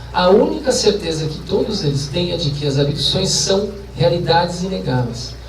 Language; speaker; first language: Portuguese; native; Portuguese